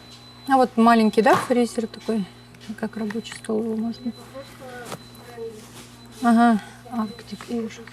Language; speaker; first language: Russian; native; Russian